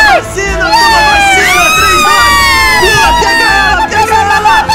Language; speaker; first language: Portuguese; native; Portuguese